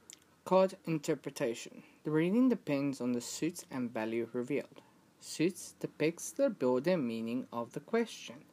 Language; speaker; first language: English; non-native, fluent; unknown